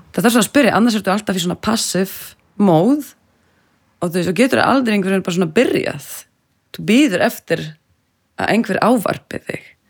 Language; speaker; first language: Icelandic; non-native, fluent; French